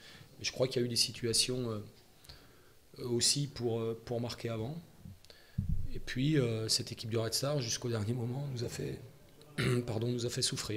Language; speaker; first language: French; native; French